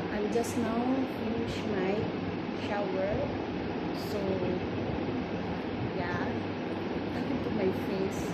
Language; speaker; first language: English; non-native, learner; Filipino